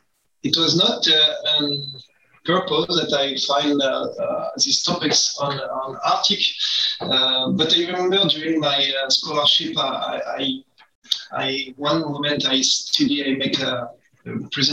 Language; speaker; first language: English; non-native, learner; French